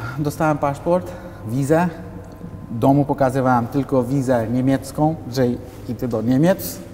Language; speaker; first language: Polish; non-native, fluent; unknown